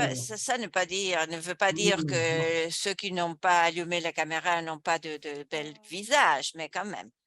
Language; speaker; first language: French; non-native, fluent; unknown